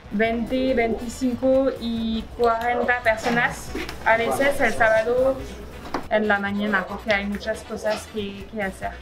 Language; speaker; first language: Spanish; non-native, fluent; French